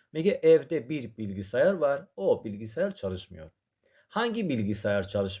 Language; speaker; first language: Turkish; non-native, fluent; Persian